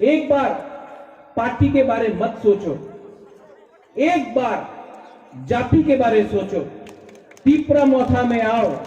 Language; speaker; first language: Hindi; non-native, local second language; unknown